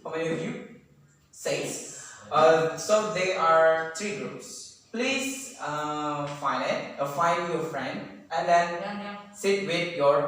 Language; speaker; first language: English; non-native, learner; Indonesian